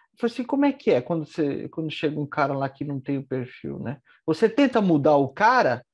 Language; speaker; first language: Portuguese; native; Portuguese